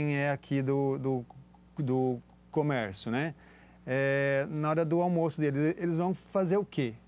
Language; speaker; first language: Portuguese; native; Portuguese